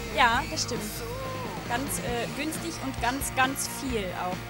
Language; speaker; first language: German; native; German